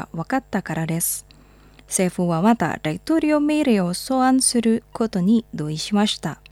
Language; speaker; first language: Japanese; non-native, fluent; Indonesian